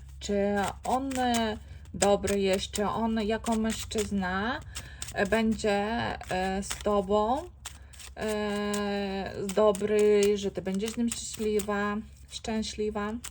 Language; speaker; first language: Polish; non-native, fluent; Ukrainian